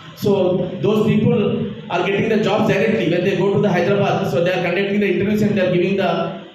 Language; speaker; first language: English; non-native, local second language; Telugu